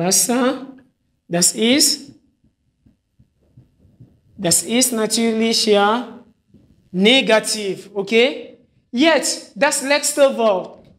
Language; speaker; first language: German; non-native, fluent; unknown